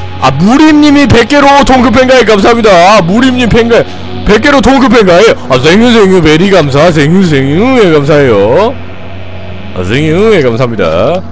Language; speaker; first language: Korean; native; Korean